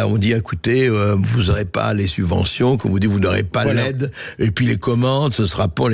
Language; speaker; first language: French; native; French